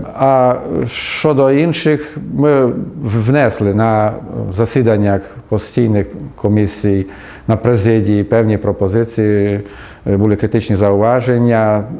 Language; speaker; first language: Ukrainian; native; Ukrainian